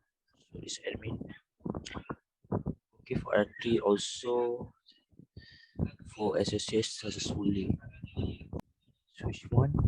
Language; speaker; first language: English; non-native, local second language; Malay